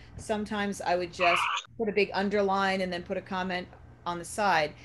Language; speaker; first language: English; native; English